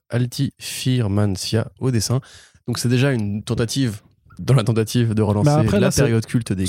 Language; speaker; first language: French; native; French